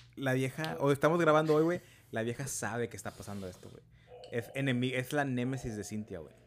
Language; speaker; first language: Spanish; early bilingual, heritage; Spanish